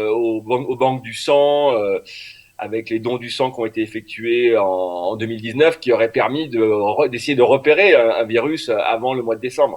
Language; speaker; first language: French; native; French